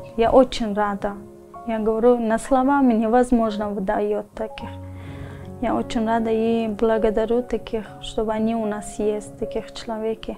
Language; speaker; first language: Russian; non-native, learner; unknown